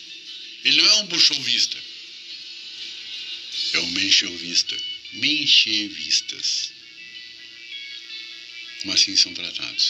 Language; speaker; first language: Portuguese; native; Portuguese